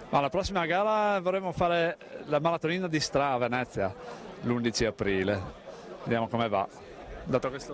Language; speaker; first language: Italian; native; Italian